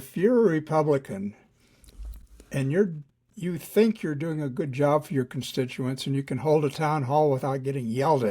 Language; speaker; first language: English; native; English